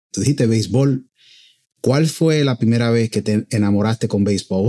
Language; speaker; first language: Spanish; early bilingual, heritage; Spanish